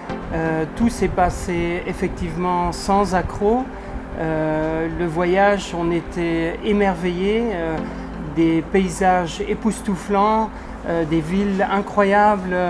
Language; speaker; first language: French; non-native, local second language; Luxembourgish